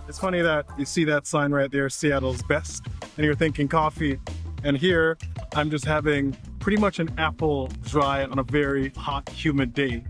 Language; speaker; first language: English; native; English